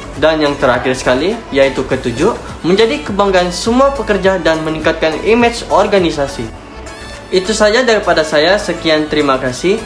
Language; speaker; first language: Malay; non-native, local second language; Chinese